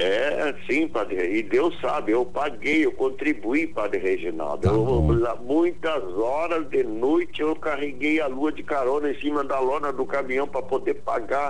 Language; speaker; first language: Portuguese; native; Portuguese